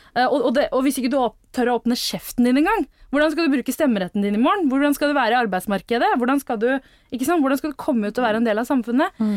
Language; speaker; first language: Norwegian; early bilingual, other home language; Tamil